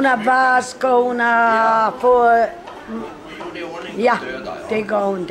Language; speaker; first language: Swedish; non-native, learner; Italian